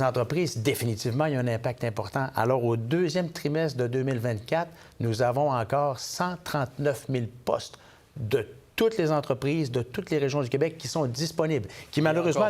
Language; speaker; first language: French; native; French